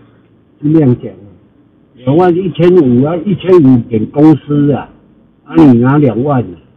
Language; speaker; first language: Chinese; native; Chinese